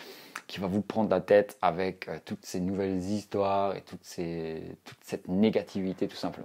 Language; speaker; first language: French; native; French